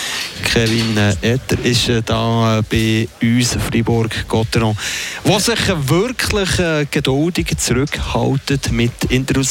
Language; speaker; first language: German; native; German